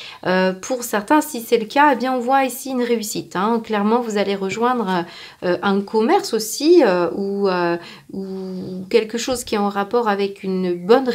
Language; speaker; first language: French; native; French